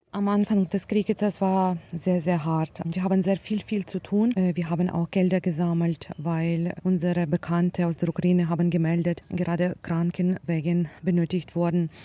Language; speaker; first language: German; non-native, fluent; Ukrainian